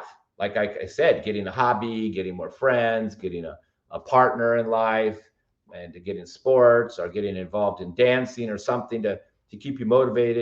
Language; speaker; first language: English; native; English